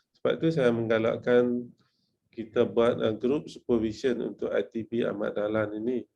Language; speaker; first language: Malay; native; Malay